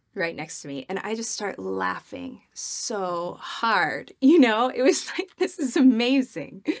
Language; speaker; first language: English; native; English